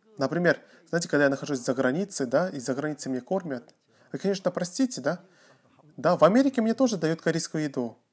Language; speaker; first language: Russian; non-native, fluent; Korean